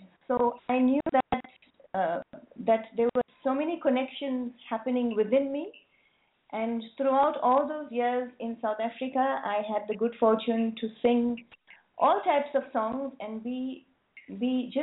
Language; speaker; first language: English; native; English